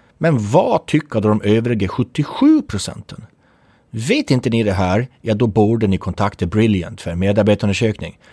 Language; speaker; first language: Swedish; native; Swedish